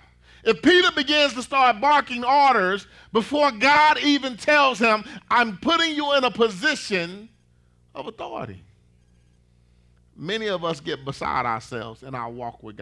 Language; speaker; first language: English; native; English